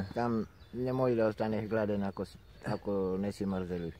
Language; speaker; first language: Bulgarian; non-native, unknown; Spanish